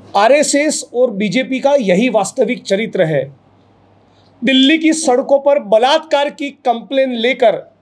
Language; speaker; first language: Hindi; non-native, local second language; Gujarati